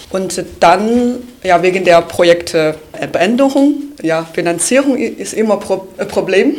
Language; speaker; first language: German; non-native, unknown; Chinese